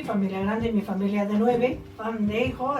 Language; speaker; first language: Spanish; native; Spanish